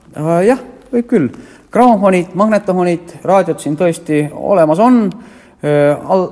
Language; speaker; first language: Estonian; native; Estonian